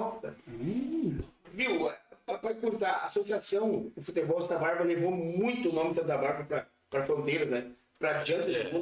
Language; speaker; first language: Portuguese; native; Portuguese